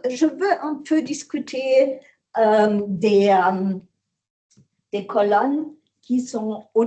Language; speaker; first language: French; non-native, learner; German